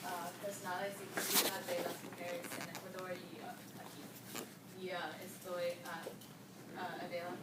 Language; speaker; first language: Spanish; non-native, learner; English